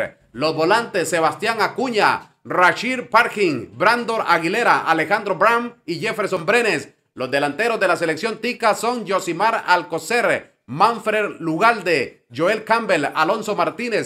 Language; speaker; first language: Spanish; native; Spanish